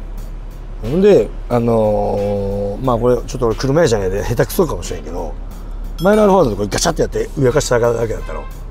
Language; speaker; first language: Japanese; native; Japanese